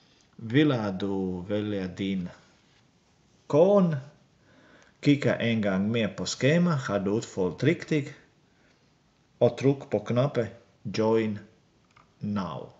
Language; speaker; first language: Norwegian; non-native, learner; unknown